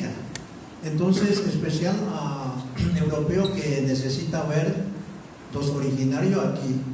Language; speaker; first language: Spanish; non-native, local second language; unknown